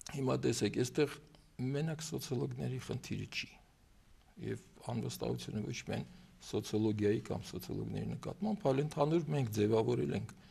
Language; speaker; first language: Armenian; native; Armenian